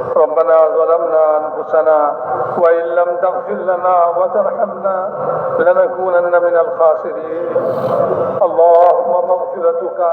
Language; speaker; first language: Arabic; non-native, fluent; Bangla